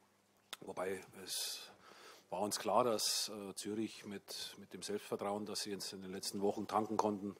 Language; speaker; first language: German; native; German